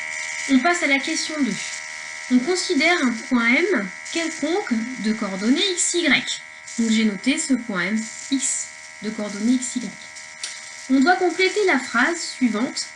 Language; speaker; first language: French; native; French